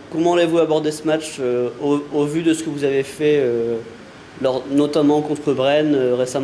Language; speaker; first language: French; native; French